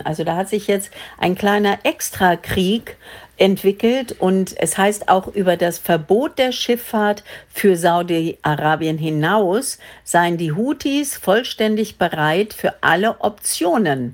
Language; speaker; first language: German; native; German